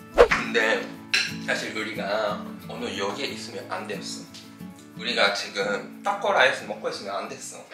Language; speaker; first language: Korean; non-native, fluent; Japanese